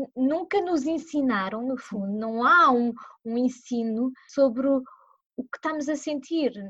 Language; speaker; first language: Portuguese; early bilingual, heritage; Portuguese